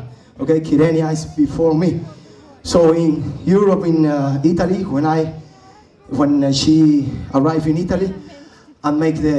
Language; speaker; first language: English; non-native, learner; Spanish